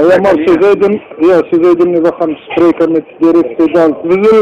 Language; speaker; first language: Dutch; non-native, learner; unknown